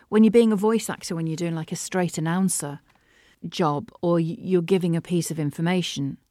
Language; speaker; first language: English; native; English